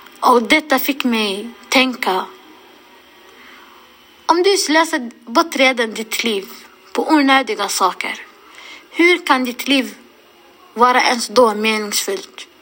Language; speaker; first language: Swedish; non-native, local second language; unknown